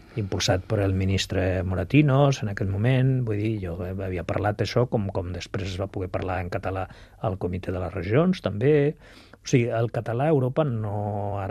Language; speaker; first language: Catalan; non-native, local second language; Spanish